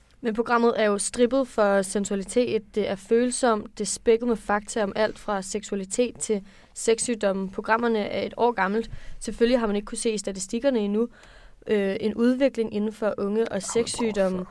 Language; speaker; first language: Danish; native; Danish